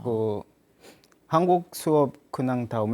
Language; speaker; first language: Korean; non-native, learner; Swahili